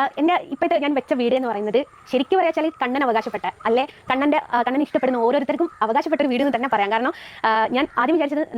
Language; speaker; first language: Malayalam; native; Malayalam